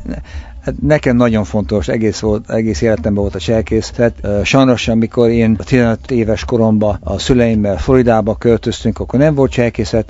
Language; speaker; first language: Hungarian; early bilingual, heritage; Hungarian